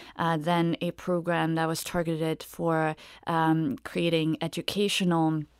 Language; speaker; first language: English; non-native, fluent; German